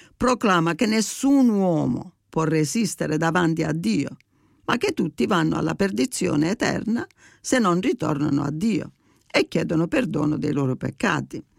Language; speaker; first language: Italian; early bilingual, heritage; Italian